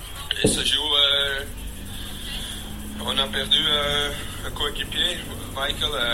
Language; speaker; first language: French; non-native, fluent; Dutch